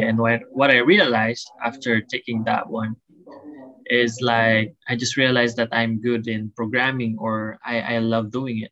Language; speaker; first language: English; non-native, local second language; Filipino